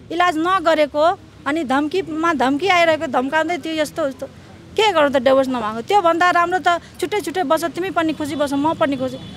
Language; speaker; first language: Nepali; non-native, local second language; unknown